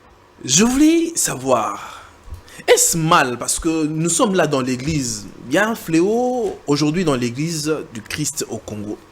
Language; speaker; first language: French; non-native, local second language; Lingala